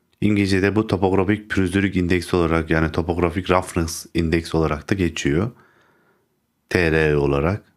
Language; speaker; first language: Turkish; native; Turkish